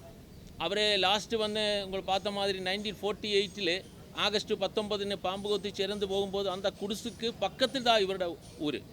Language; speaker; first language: Tamil; non-native, learner; Malayalam